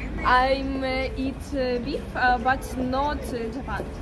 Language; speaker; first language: English; non-native, learner; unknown